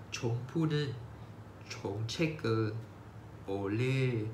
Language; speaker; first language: Korean; non-native, learner; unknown